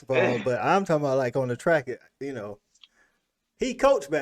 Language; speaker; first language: English; native; English